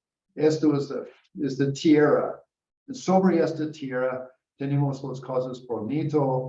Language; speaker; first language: Spanish; non-native, learner; English